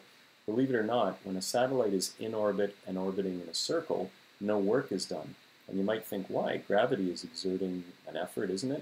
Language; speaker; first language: English; native; English